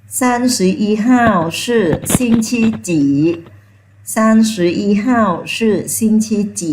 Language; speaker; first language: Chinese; non-native, fluent; Thai